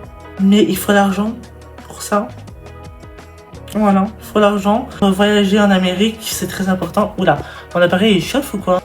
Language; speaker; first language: French; native; French